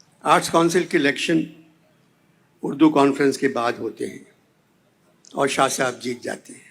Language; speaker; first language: Urdu; native; Urdu